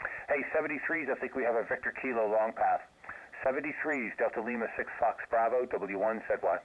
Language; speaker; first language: English; native; English